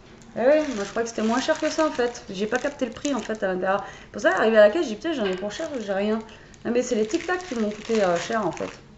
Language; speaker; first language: French; native; French